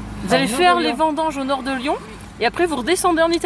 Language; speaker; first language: French; native; French